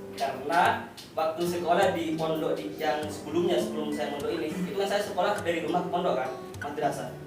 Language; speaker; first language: Indonesian; non-native, local second language; Madurese